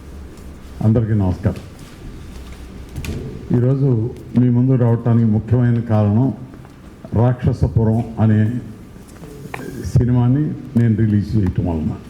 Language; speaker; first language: Telugu; native; Telugu